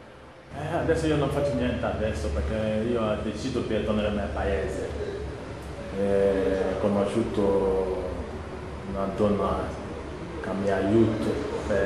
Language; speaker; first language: Italian; non-native, learner; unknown